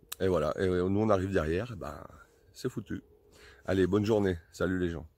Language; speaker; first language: French; native; French